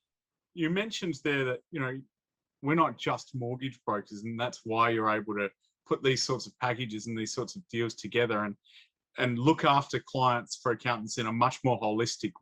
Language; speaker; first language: English; native; English